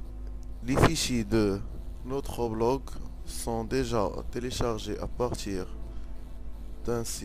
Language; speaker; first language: French; non-native, local second language; Arabic